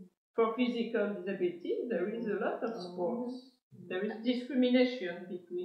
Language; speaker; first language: English; non-native, learner; French